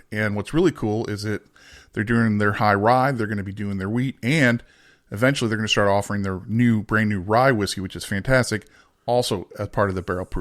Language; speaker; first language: English; native; English